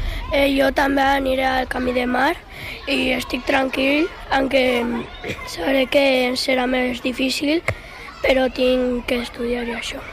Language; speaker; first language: Catalan; non-native, local second language; Spanish